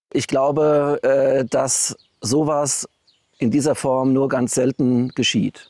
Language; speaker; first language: German; native; German